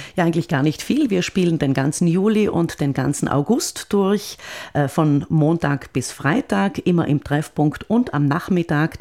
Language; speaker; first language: German; native; German